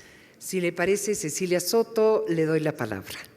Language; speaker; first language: Spanish; native; Spanish